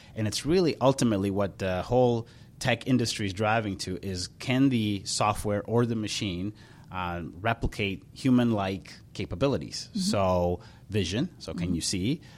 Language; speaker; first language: English; early bilingual, other home language; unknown